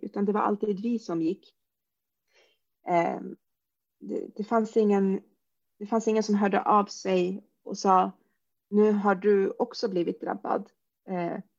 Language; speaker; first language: Swedish; early bilingual, other home language; Arabic